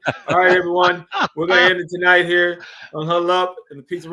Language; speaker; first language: English; native; English